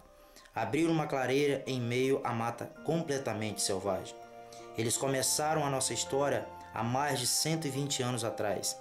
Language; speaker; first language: Portuguese; native; Portuguese